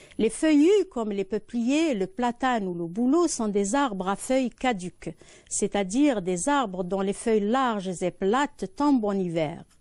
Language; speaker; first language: French; non-native, local second language; Arabic